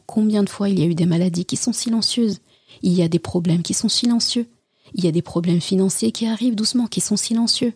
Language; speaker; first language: French; native; French